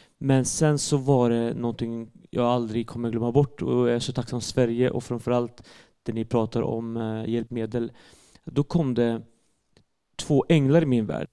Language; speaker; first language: Swedish; early bilingual, other home language; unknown